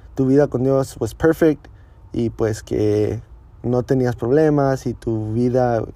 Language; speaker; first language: Spanish; early bilingual, heritage; Spanish